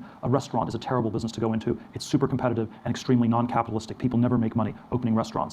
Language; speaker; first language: English; native; English